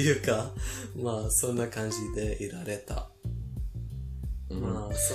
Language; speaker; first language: Japanese; non-native, fluent; Persian